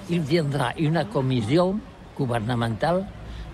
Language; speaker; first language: French; non-native, learner; Catalan